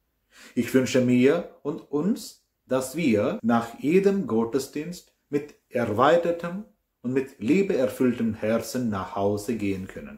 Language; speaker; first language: German; non-native, fluent; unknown